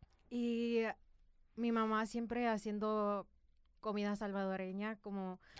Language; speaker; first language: Spanish; early bilingual, other home language; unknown